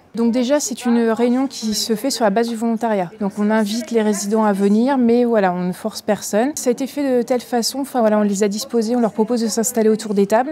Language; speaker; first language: French; native; French